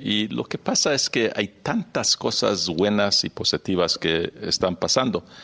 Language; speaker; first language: Spanish; early bilingual, heritage; Spanish